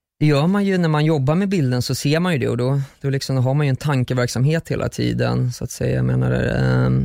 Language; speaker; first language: Swedish; early bilingual, other home language; German